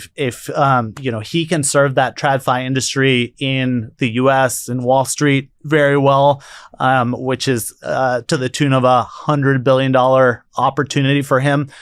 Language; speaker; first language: English; native; English